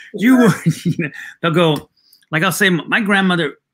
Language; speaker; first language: English; early bilingual, other home language; Spanish